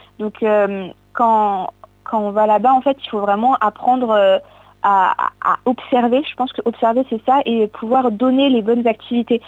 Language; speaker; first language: French; native; French